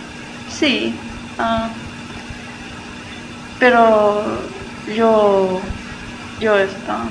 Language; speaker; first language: Spanish; non-native, learner; English